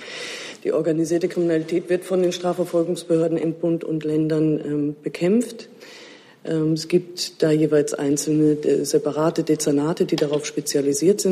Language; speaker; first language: German; native; German